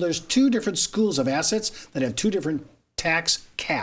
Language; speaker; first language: English; native; English